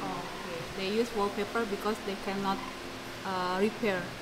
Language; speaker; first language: English; non-native, fluent; Indonesian